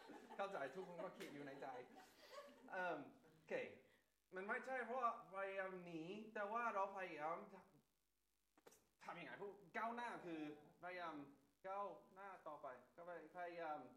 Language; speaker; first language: Thai; non-native, fluent; English